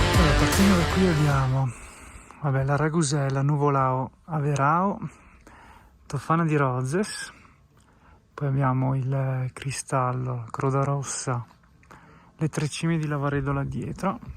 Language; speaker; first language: Italian; native; Italian